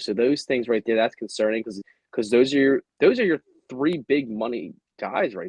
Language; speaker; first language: English; native; English